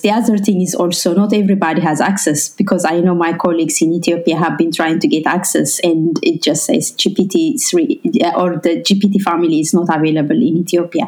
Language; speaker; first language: English; non-native, fluent; Amharic